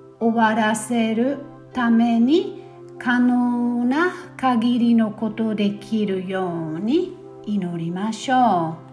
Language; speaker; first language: Japanese; non-native, fluent; German